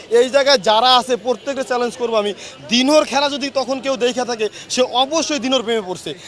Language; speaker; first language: Bangla; native; Bangla